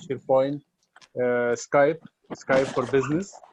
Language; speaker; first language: English; non-native, learner; Arabic